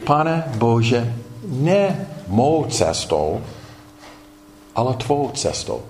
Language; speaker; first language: Czech; non-native, fluent; English